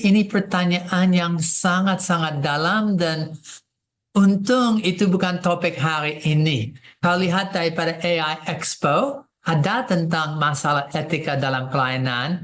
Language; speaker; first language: Indonesian; non-native, fluent; English